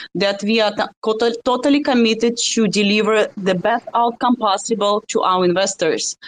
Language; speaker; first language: English; non-native, fluent; Russian